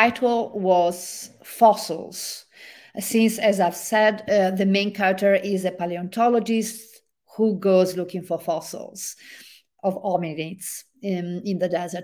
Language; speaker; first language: English; non-native, fluent; Italian